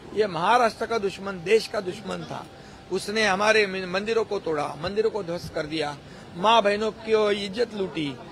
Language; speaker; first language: Hindi; non-native, local second language; Marathi